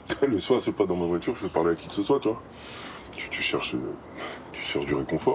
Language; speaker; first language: French; native; French